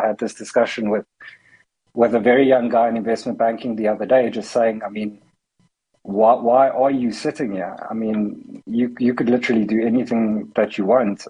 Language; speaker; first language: English; native; English